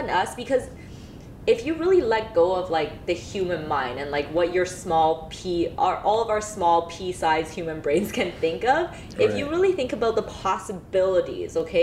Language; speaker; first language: English; native; English